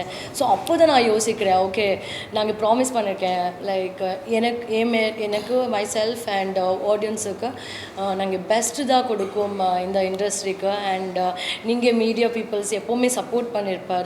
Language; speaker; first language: Tamil; non-native, learner; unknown